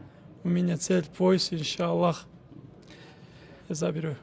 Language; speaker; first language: Russian; non-native, local second language; Kyrgyz